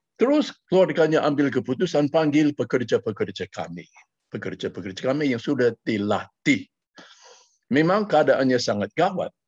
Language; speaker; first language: Malay; non-native, fluent; English